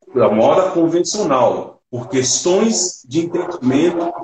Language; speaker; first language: Portuguese; early bilingual, other home language; Swahili